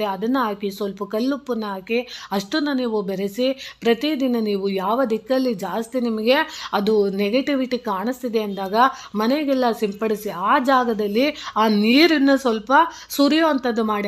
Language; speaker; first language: Kannada; native; Kannada